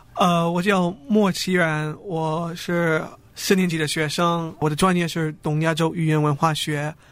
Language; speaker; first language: Chinese; non-native, fluent; English